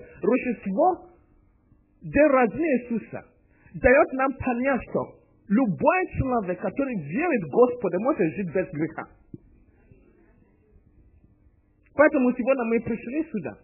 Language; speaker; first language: Russian; non-native, learner; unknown